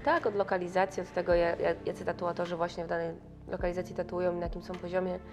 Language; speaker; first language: Polish; native; Polish